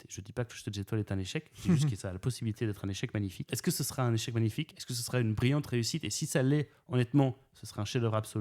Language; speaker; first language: French; native; French